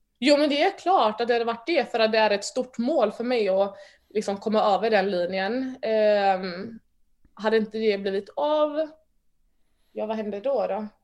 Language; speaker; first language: Swedish; early bilingual, other home language; Mandingo